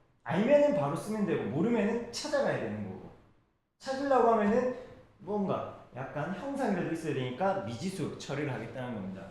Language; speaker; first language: Korean; native; Korean